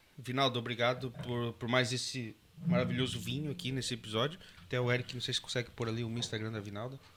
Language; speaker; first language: Portuguese; native; Portuguese